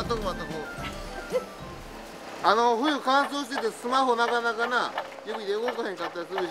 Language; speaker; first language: Japanese; native; Japanese